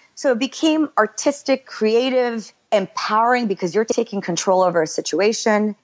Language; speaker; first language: English; native; English